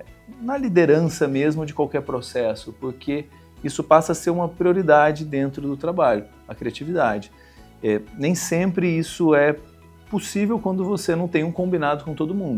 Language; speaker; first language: Portuguese; native; Portuguese